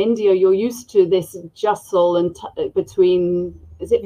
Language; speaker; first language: English; native; English